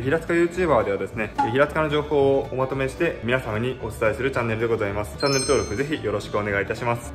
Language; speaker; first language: Japanese; native; Japanese